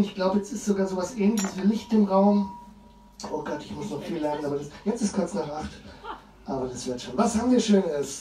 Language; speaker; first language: German; native; German